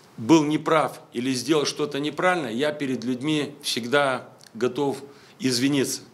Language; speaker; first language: Russian; native; Russian